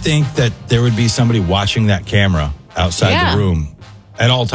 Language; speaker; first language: English; native; English